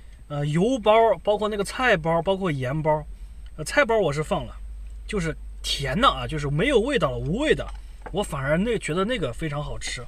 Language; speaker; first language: Chinese; native; Chinese